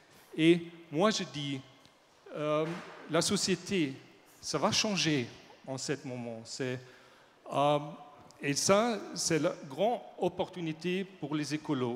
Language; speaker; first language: French; non-native, learner; German